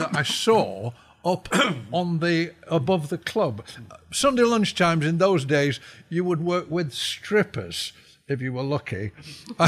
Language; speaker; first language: English; native; English